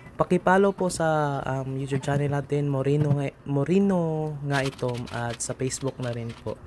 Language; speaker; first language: Filipino; non-native, local second language; Cebuano